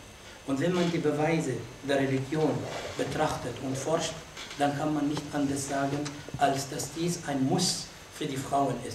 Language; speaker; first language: German; non-native, fluent; Arabic